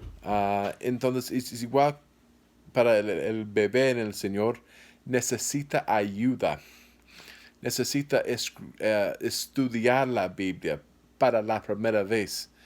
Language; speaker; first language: Spanish; non-native, fluent; English